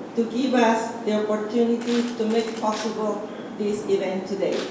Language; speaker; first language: English; non-native, fluent; Spanish